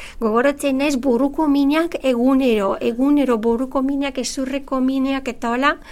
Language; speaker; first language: Basque; non-native, fluent; Bulgarian